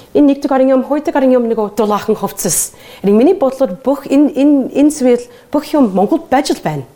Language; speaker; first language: Mongolian; non-native, learner; English